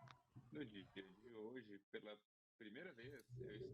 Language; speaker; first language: Portuguese; non-native, fluent; French